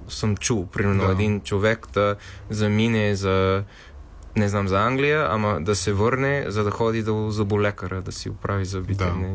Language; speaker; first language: Bulgarian; non-native, fluent; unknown